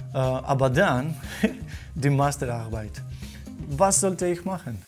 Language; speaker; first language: German; non-native, fluent; Greek